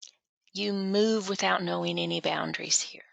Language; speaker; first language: English; native; English